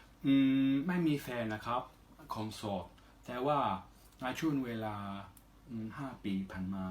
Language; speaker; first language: Thai; non-native, fluent; English